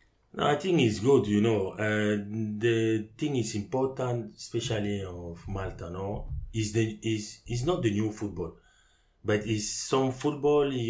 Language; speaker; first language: English; non-native, learner; French